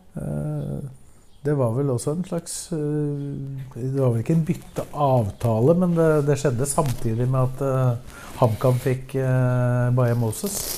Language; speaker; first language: Norwegian; native; Norwegian